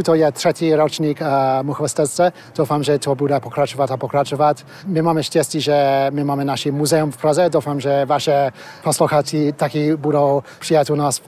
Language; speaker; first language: Czech; early bilingual, heritage; Czech